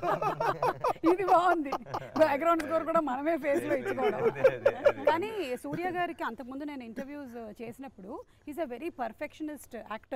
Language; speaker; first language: Telugu; native; Telugu